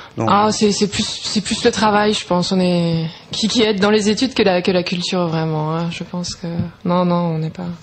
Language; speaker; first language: French; native; French